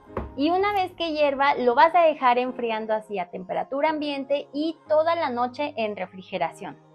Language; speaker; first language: Spanish; native; Spanish